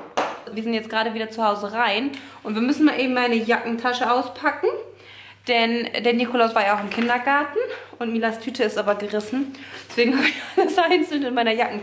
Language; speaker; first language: German; native; German